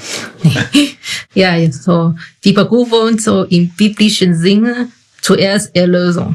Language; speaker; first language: German; non-native, fluent; Chinese